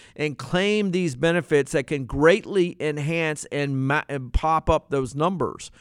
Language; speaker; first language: English; native; English